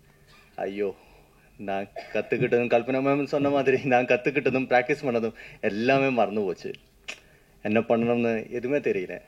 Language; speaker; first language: Tamil; non-native, learner; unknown